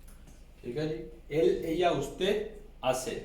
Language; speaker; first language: Spanish; non-native, learner; Urdu